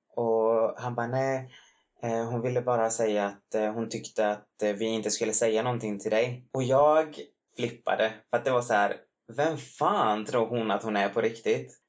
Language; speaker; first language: Swedish; native; Swedish